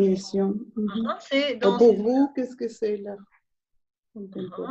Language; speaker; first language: French; non-native, fluent; Spanish